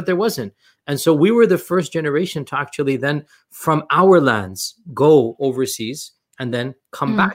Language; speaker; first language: English; native; English